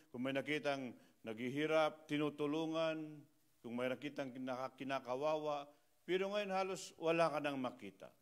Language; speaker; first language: Filipino; non-native, local second language; Iloko